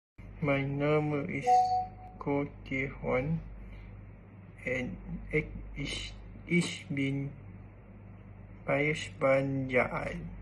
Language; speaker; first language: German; non-native, learner; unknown